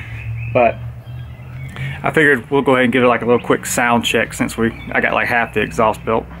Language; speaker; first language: English; native; English